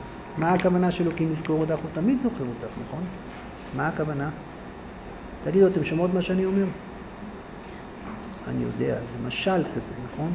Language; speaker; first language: Hebrew; native; Hebrew